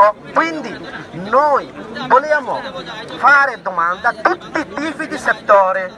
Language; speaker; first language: Italian; non-native, learner; Bangla